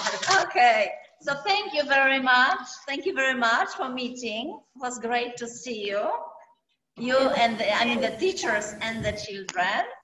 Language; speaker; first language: English; non-native, fluent; Polish